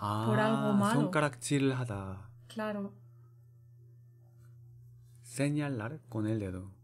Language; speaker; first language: Spanish; non-native, learner; Korean